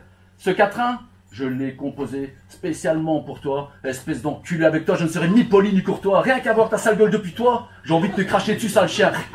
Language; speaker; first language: French; early bilingual, other home language; Turkish